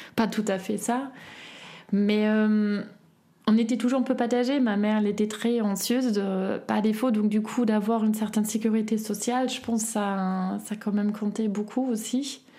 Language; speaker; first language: French; non-native, fluent; German